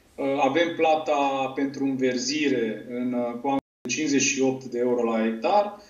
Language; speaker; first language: Romanian; native; Romanian